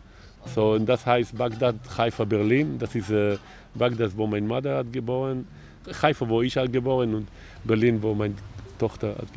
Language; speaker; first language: German; non-native, learner; Hebrew